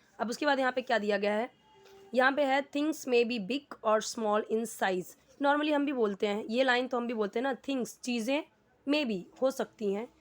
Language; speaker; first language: Hindi; native; Hindi